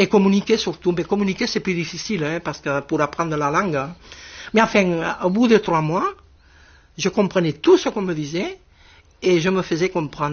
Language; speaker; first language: French; non-native, fluent; Spanish